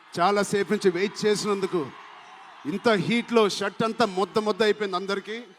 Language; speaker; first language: Telugu; native; Telugu